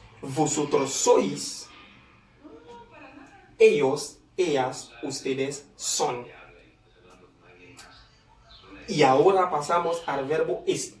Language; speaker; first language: Spanish; non-native, fluent; Haitian Creole